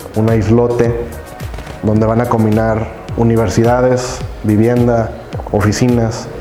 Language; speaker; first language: Spanish; native; Spanish